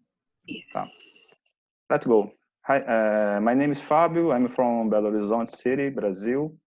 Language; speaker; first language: English; non-native, learner; Portuguese